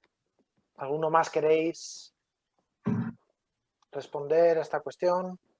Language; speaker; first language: Spanish; native; Spanish